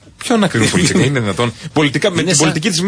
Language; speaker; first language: Greek; native; Greek